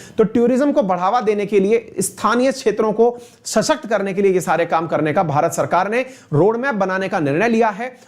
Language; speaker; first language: Hindi; native; Hindi